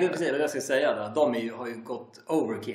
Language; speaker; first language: Swedish; native; Swedish